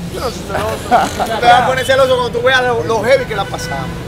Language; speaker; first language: Spanish; native; Spanish